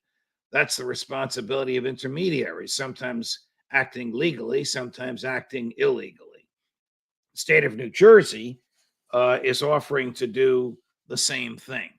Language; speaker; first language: English; native; English